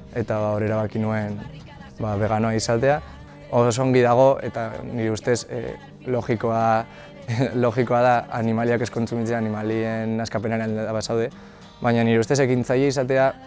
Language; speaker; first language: Basque; non-native, local second language; Spanish